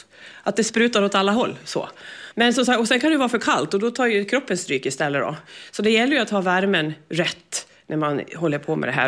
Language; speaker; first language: Swedish; native; Swedish